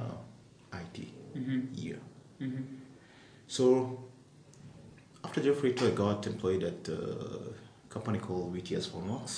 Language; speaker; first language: English; non-native, local second language; Luo (Kenya and Tanzania)